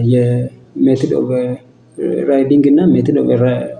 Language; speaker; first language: English; non-native, local second language; Amharic